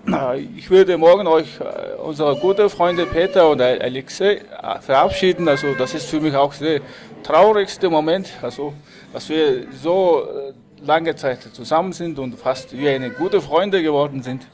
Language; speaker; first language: German; non-native, fluent; Mongolian